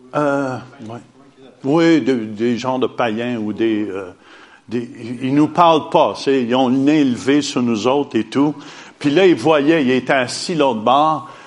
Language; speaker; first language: French; native; French